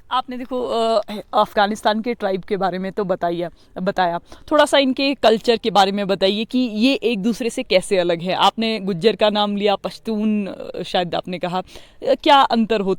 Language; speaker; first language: Hindi; native; Hindi